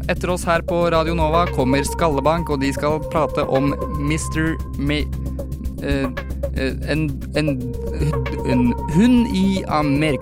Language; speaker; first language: Norwegian; native; Norwegian